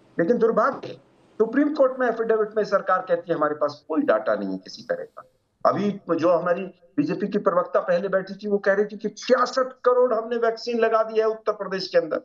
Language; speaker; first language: Hindi; native; Hindi